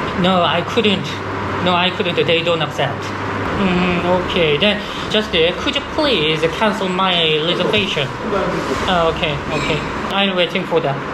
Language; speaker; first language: English; non-native, learner; Korean